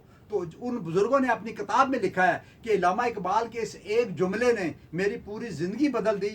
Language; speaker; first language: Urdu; non-native, local second language; Punjabi